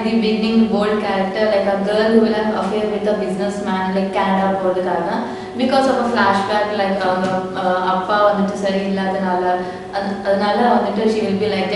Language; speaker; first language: Tamil; non-native, local second language; Telugu